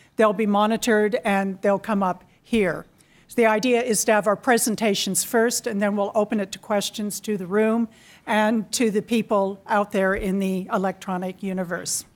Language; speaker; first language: English; native; English